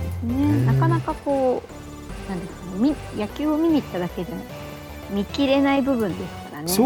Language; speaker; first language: Japanese; native; Japanese